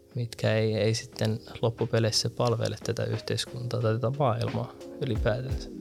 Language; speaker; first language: Finnish; early bilingual, other home language; Arabic